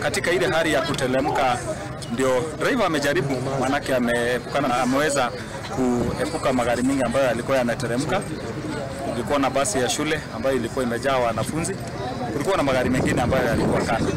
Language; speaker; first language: Swahili; non-native, local second language; Kikuyu